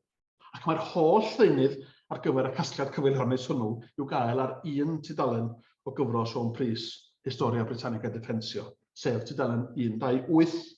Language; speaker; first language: Welsh; native; Welsh